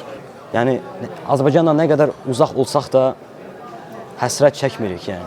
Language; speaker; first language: Azerbaijani; non-native, fluent; German